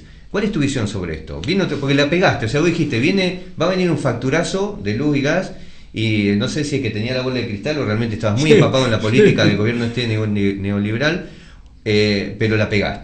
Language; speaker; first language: Spanish; native; Spanish